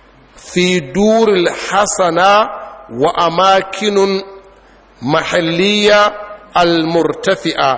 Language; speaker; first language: Arabic; non-native, fluent; Hausa